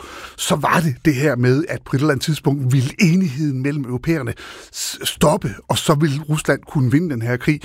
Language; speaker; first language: Danish; native; Danish